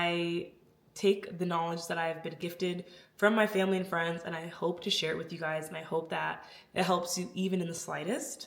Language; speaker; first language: English; native; English